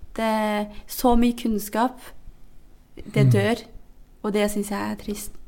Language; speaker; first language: Norwegian; non-native, fluent; Hazaragi